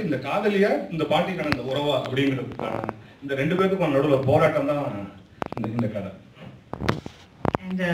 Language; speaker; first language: Tamil; native; Tamil